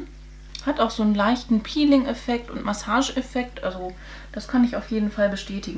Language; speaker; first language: German; native; German